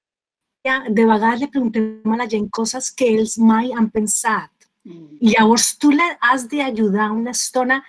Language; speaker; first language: Catalan; non-native, fluent; Spanish